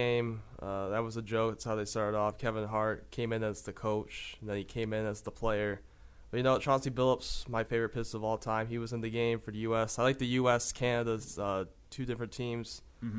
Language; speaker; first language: English; native; English